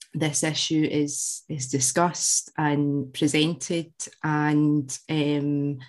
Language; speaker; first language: English; native; English